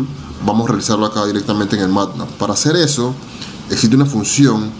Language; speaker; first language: Spanish; native; Spanish